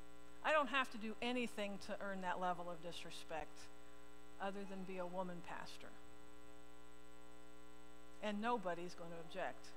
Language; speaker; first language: English; native; English